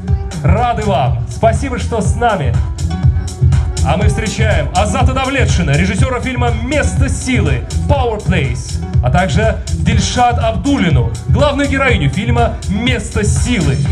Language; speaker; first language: Russian; native; Russian